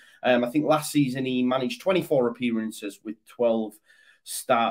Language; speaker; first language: English; native; English